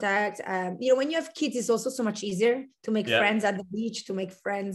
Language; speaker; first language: English; non-native, fluent; Italian